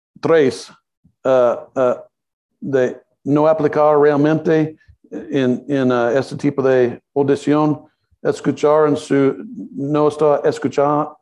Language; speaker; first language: Spanish; non-native, learner; English